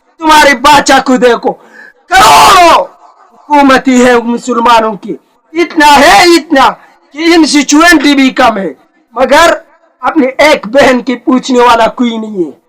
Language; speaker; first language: Urdu; non-native, local second language; Pashto